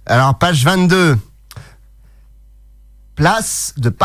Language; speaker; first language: French; native; French